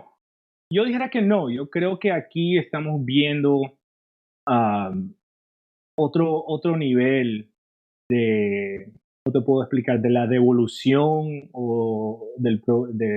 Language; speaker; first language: Spanish; early bilingual, heritage; Spanish